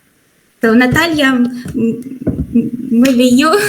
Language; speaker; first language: English; non-native, learner; Ukrainian